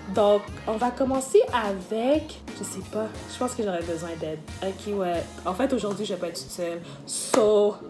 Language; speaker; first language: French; native; French